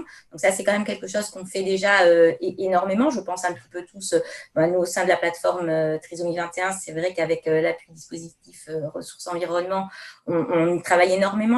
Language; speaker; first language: French; native; French